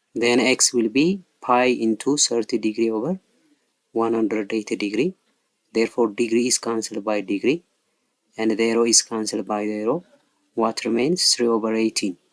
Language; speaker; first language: English; non-native, local second language; Amharic